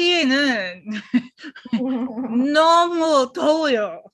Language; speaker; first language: Korean; non-native, learner; English